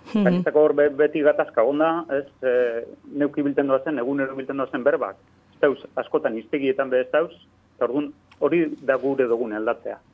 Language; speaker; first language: Basque; native; Basque